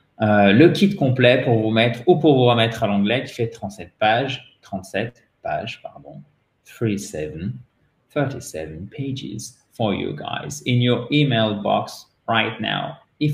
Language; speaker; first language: French; native; French